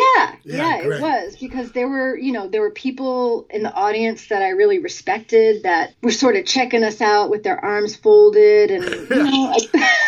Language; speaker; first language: English; native; English